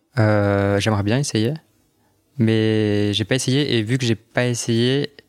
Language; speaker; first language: French; native; French